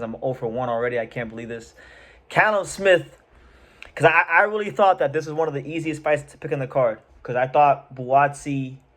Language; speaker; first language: English; native; English